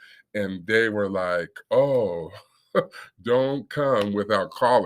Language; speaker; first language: English; native; English